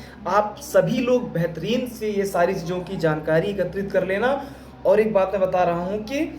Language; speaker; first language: Hindi; native; Hindi